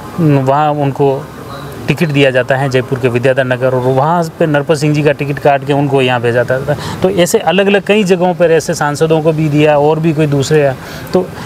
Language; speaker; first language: Hindi; native; Hindi